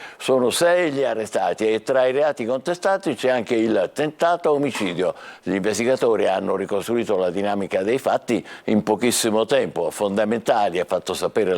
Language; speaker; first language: Italian; native; Italian